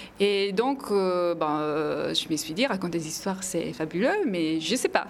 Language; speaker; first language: French; non-native, fluent; Italian